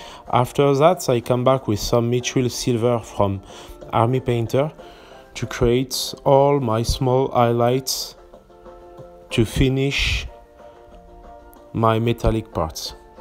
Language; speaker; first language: English; non-native, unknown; French